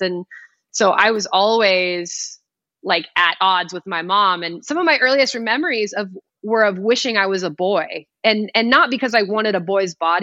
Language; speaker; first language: English; native; English